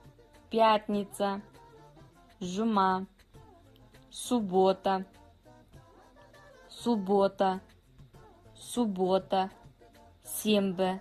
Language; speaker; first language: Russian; non-native, fluent; Kazakh